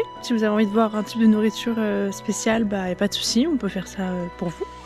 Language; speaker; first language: French; native; French